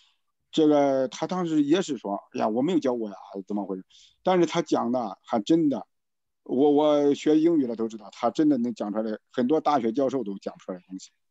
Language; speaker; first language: Chinese; native; Chinese